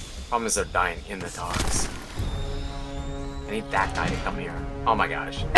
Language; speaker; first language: English; native; English